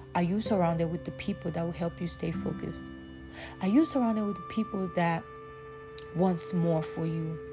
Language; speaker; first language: English; non-native, local second language; Yoruba